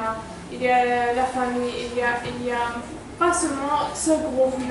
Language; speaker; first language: French; non-native, learner; Arabic